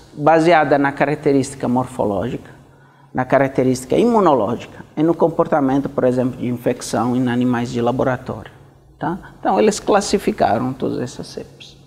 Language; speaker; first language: Portuguese; non-native, fluent; Italian